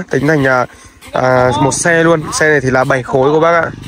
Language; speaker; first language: Vietnamese; native; Vietnamese